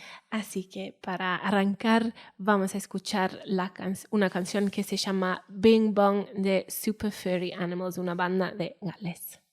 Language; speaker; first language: Spanish; non-native, fluent; Welsh